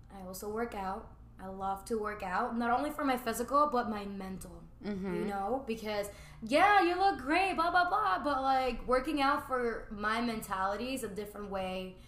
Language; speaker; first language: English; early bilingual, other home language; Spanish